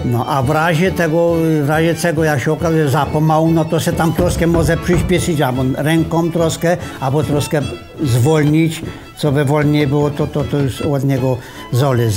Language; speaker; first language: Polish; native; Polish